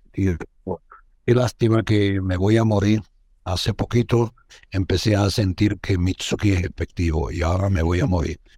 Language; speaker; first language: Spanish; non-native, fluent; Arabic